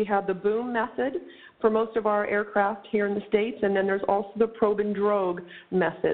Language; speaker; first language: English; native; English